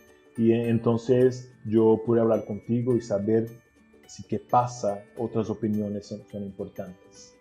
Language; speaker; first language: Spanish; non-native, fluent; Portuguese